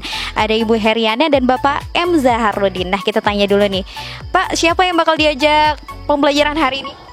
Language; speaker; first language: Indonesian; native; Indonesian